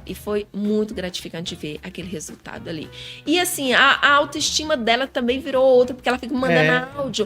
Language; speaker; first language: Portuguese; native; Portuguese